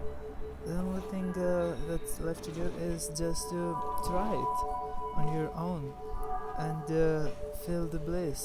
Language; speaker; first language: English; non-native, fluent; Greek